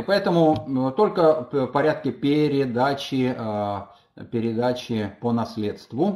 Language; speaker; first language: Russian; native; Russian